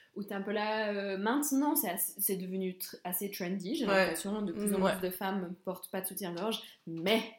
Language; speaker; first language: French; native; French